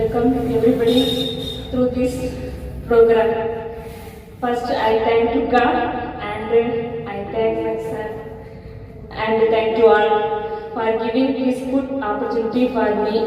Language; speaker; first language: English; non-native, learner; Tamil